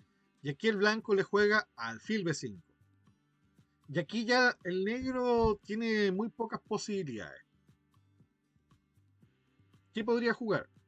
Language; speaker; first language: Spanish; native; Spanish